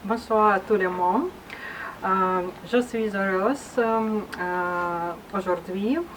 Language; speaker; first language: French; non-native, learner; Russian